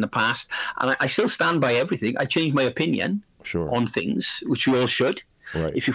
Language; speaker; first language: English; native; English